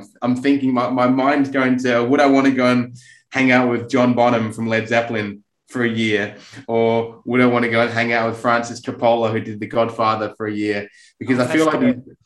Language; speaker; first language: English; native; English